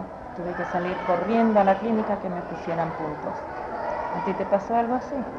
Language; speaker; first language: Spanish; native; Spanish